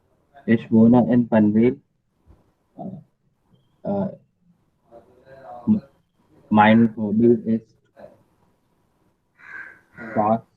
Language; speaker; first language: German; non-native, learner; Hindi